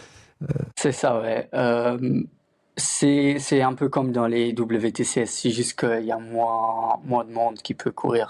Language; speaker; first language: French; non-native, fluent; Luxembourgish